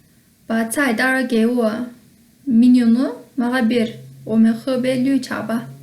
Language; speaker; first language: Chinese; non-native, fluent; Kyrgyz